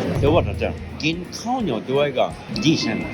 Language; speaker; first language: Thai; non-native, learner; Japanese